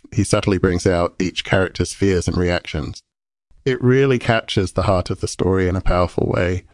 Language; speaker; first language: English; native; English